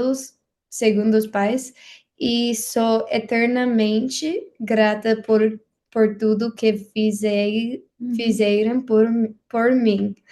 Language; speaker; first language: Portuguese; non-native, learner; English